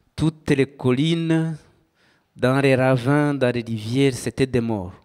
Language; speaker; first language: French; non-native, local second language; Kinyarwanda